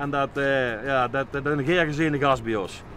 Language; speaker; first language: Dutch; native; Dutch